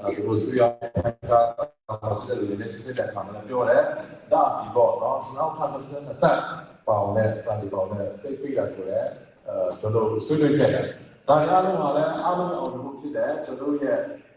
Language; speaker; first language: Burmese; non-native, local second language; Hakha Chin